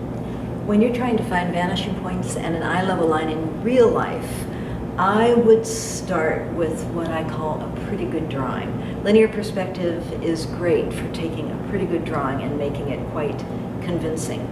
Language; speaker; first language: English; native; English